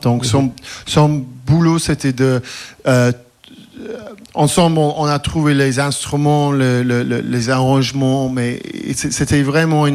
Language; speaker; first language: French; non-native, fluent; English